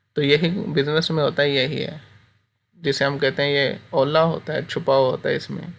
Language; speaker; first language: Urdu; non-native, local second language; Punjabi